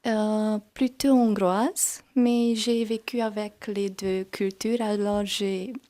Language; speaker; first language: French; non-native, learner; Hungarian